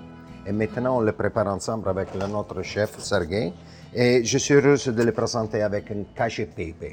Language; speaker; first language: French; non-native, fluent; Italian